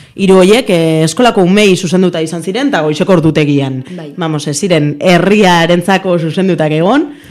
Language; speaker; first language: Basque; non-native, local second language; Spanish